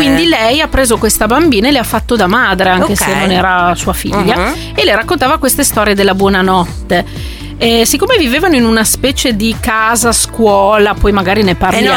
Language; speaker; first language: Italian; native; Italian